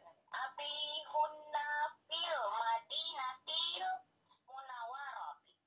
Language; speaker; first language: Arabic; non-native, learner; Indonesian